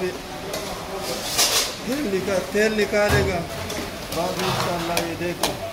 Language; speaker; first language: Urdu; non-native, local second language; Pashto